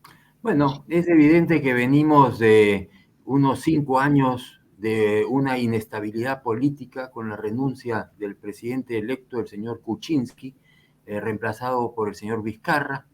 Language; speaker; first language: Spanish; native; Spanish